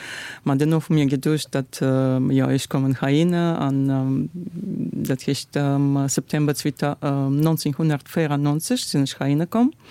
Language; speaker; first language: German; non-native, learner; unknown